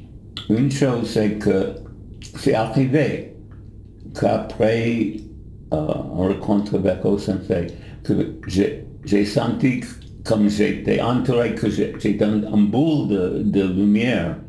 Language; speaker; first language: French; non-native, fluent; English